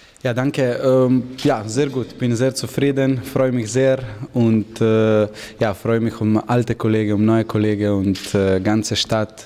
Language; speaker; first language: German; non-native, learner; Slovenian